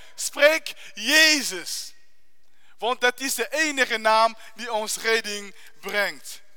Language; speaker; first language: Dutch; non-native, fluent; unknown